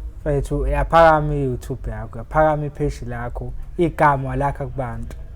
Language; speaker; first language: Zulu; native; Zulu